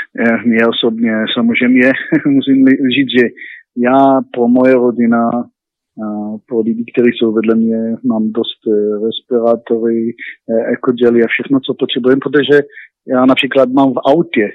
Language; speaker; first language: Czech; non-native, learner; Hebrew